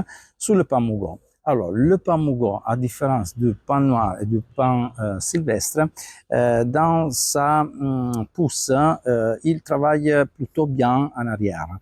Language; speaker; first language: French; non-native, fluent; Italian